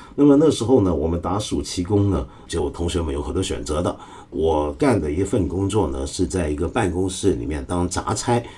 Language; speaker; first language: Chinese; early bilingual, other home language; Cantonese